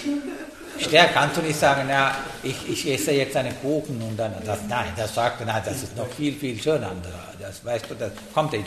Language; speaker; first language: German; non-native, fluent; Sinhala